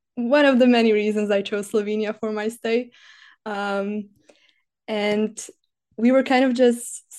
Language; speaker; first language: English; non-native, fluent; Slovak